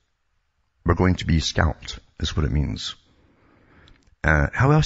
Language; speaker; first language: English; native; English